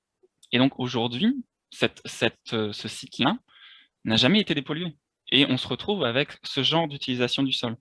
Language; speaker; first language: French; native; French